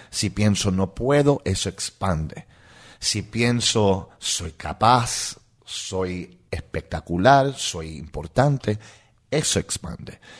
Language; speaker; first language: Spanish; non-native, local second language; English